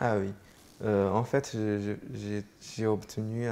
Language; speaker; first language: French; non-native, fluent; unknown